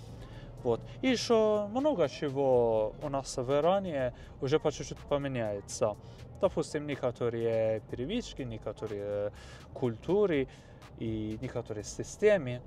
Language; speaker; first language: Russian; non-native, fluent; Persian